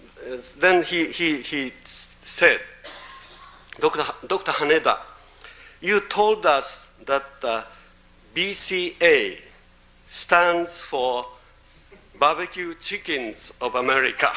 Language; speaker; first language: English; non-native, fluent; Japanese